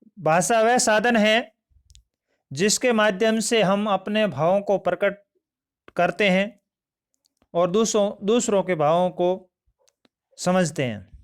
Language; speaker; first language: Hindi; native; Hindi